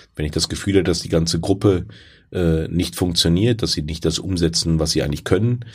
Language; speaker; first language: German; native; German